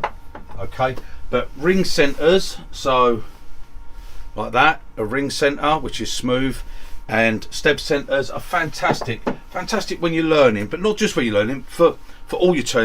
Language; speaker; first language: English; native; English